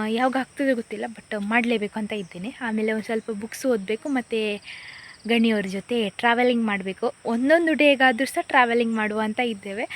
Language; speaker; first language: Kannada; native; Kannada